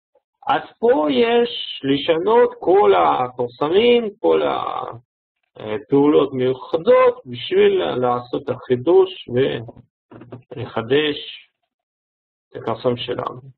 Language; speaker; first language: Hebrew; non-native, fluent; Russian